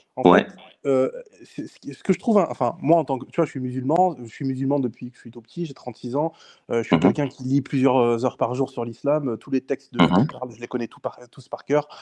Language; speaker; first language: French; native; French